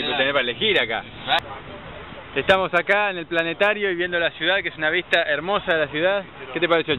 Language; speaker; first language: Spanish; native; Spanish